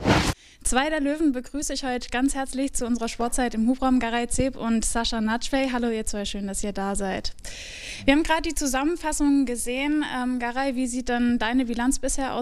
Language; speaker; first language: German; native; German